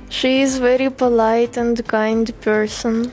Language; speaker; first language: English; non-native, learner; Russian